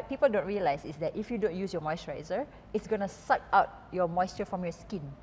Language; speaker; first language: English; non-native, local second language; Malay